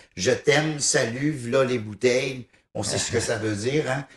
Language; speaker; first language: French; native; French